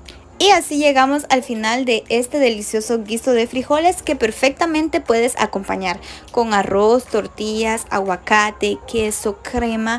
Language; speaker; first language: Spanish; native; Spanish